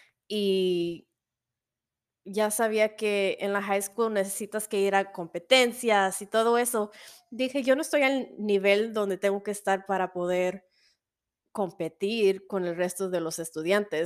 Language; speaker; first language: Spanish; early bilingual, heritage; Spanish